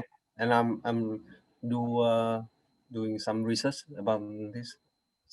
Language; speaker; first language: English; non-native, learner; Vietnamese